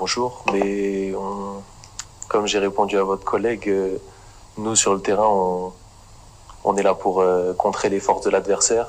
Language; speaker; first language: French; native; French